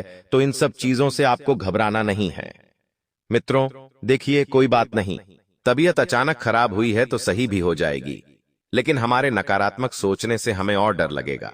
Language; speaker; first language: Hindi; native; Hindi